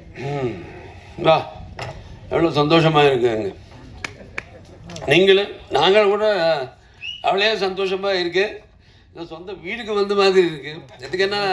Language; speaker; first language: Tamil; non-native, local second language; Telugu